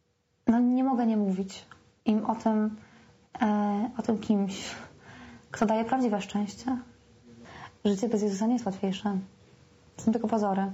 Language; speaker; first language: Polish; native; Polish